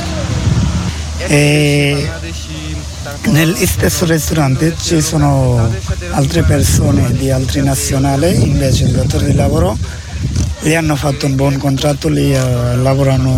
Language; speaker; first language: Italian; non-native, learner; Bangla